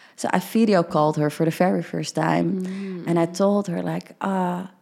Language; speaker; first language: English; early bilingual, heritage; Dutch